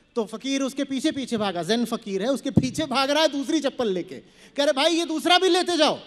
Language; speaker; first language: Hindi; native; Hindi